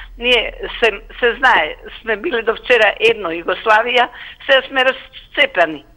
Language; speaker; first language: Macedonian; native; Macedonian